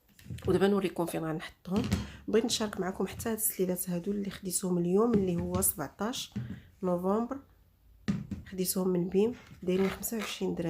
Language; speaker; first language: Arabic; native; Arabic